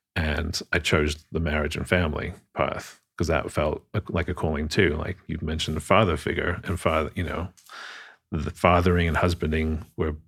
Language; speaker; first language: English; native; English